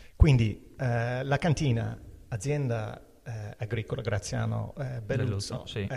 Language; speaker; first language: Italian; non-native, fluent; English